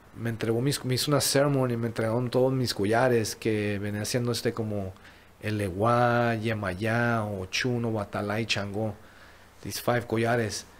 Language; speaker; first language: Spanish; early bilingual, heritage; Spanish